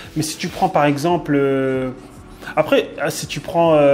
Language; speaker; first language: French; native; French